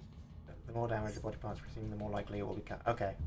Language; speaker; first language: English; native; English